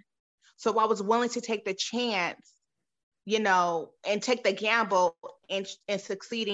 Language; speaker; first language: English; native; English